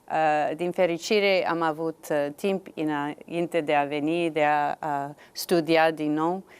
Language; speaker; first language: Romanian; non-native, fluent; English